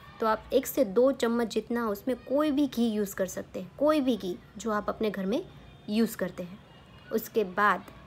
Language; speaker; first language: Hindi; non-native, local second language; Gujarati